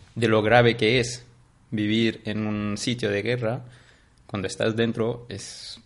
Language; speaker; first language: Spanish; non-native, fluent; Arabic